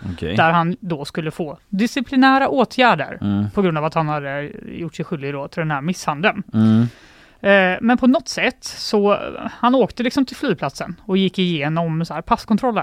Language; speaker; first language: Swedish; native; Swedish